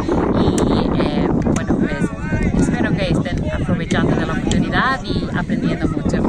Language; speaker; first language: Spanish; non-native, fluent; English